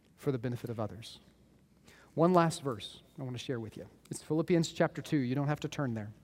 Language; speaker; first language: English; native; English